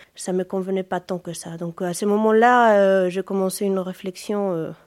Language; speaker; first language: French; non-native, fluent; Spanish